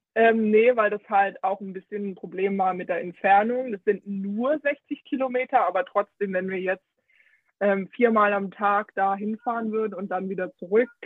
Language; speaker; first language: German; early bilingual, heritage; Danish